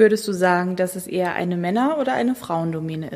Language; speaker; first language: German; native; German